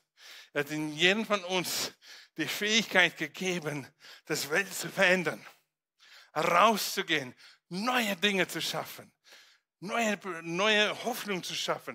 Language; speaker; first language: German; non-native, fluent; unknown